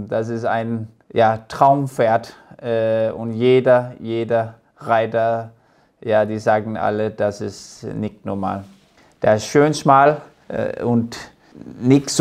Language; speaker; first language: German; non-native, fluent; Danish